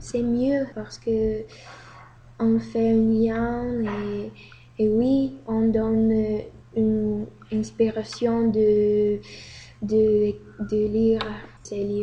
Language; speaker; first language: French; non-native, learner; Bulgarian